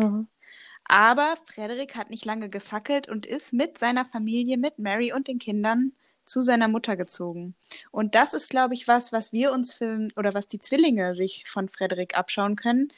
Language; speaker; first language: German; native; German